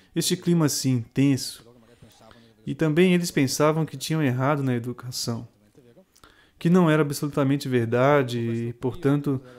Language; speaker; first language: Portuguese; non-native, fluent; Italian